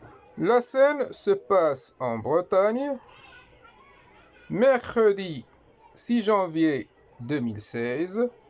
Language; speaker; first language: French; non-native, local second language; Arabic